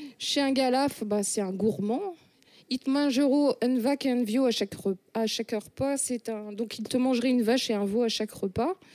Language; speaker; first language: French; native; French